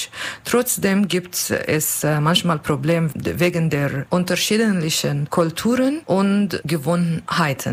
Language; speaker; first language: German; non-native, learner; Arabic